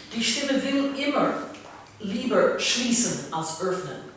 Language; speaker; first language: German; non-native, fluent; English